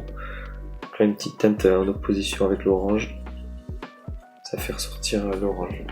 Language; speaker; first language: French; native; French